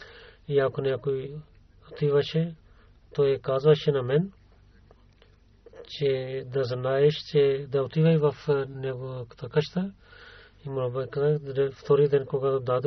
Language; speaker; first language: Bulgarian; non-native, learner; Urdu